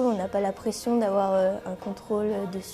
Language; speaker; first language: French; non-native, fluent; Spanish